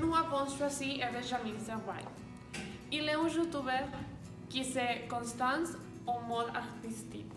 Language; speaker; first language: French; non-native, learner; Spanish